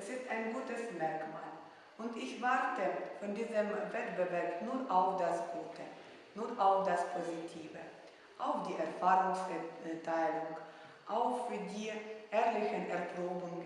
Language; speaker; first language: German; non-native, fluent; Ukrainian